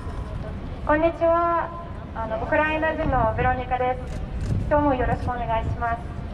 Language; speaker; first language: Japanese; non-native, fluent; Ukrainian